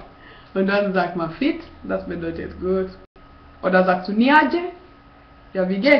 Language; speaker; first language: German; non-native, fluent; Swahili